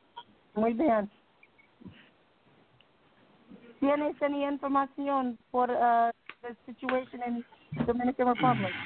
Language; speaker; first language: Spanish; non-native, learner; English